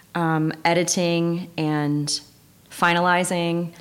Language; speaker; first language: English; native; English